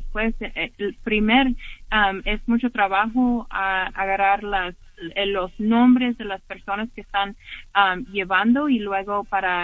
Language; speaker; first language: Spanish; early bilingual, heritage; English